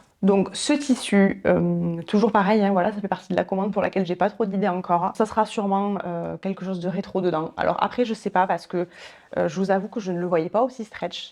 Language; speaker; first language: French; native; French